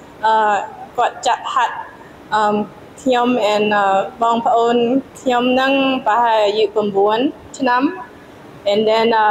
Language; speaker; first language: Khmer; early bilingual, heritage; Khmer